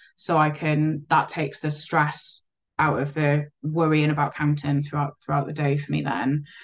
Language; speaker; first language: English; native; English